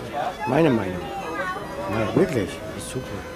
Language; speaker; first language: German; non-native, learner; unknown